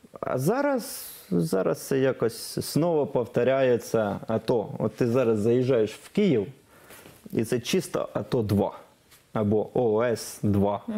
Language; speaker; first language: Ukrainian; non-native, local second language; Russian